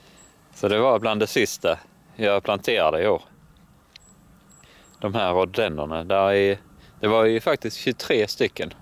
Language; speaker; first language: Swedish; native; Swedish